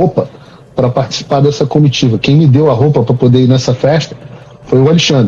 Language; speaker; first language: Portuguese; native; Portuguese